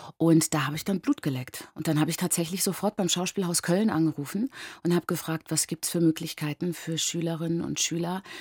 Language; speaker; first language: German; early bilingual, other home language; Persian